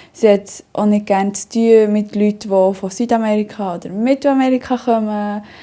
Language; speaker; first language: German; early bilingual, other home language; Spanish